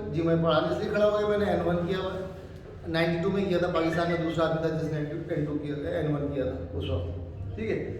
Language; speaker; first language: Urdu; native; Urdu